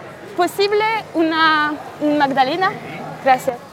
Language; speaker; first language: Spanish; non-native, learner; French